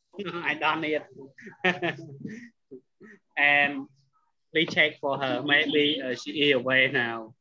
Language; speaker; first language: English; non-native, fluent; Khmer